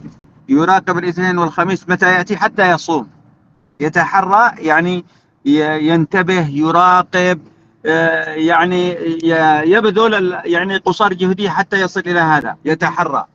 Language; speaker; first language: Arabic; native; Arabic